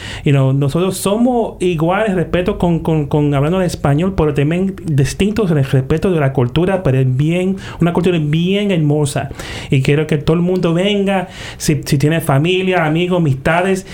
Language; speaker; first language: Spanish; early bilingual, heritage; Spanish